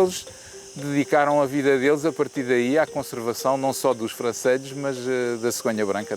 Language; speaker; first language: Portuguese; native; Portuguese